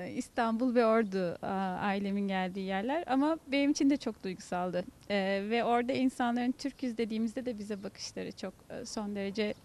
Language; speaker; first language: Turkish; native; Turkish